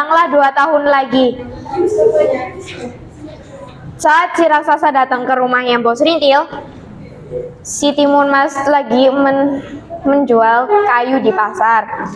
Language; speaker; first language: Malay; non-native, local second language; Javanese